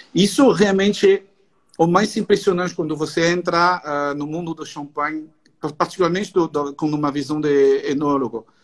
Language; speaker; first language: Portuguese; non-native, fluent; French